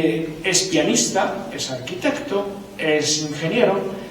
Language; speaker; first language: Spanish; native; Spanish